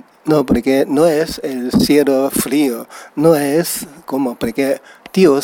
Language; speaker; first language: Spanish; non-native, learner; Chinese